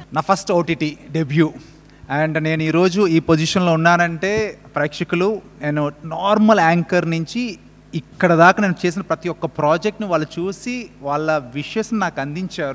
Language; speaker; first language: Telugu; native; Telugu